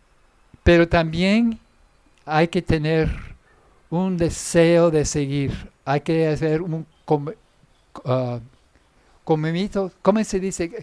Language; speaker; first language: Spanish; non-native, fluent; English